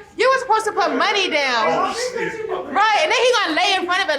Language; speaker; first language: English; native; English